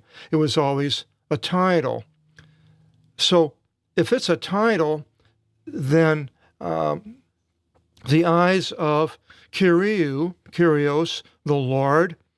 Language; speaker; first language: English; native; English